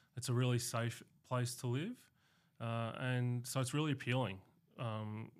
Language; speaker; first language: English; native; English